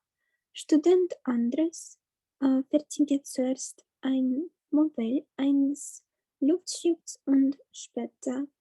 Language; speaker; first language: German; non-native, learner; Ukrainian